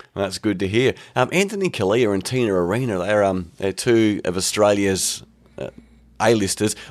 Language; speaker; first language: English; native; English